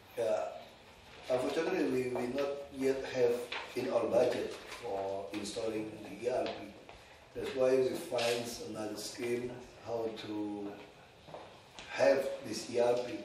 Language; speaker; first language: English; non-native, learner; Indonesian